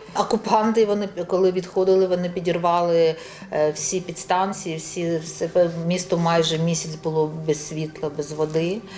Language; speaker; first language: Ukrainian; non-native, local second language; Russian